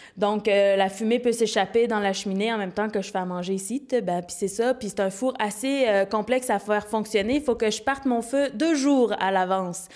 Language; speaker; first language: French; native; French